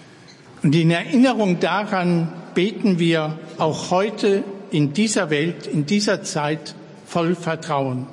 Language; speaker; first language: German; native; German